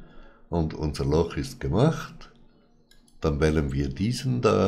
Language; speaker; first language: German; non-native, fluent; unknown